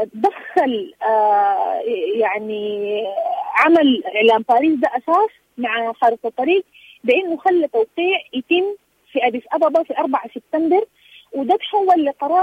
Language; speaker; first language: Arabic; native; Arabic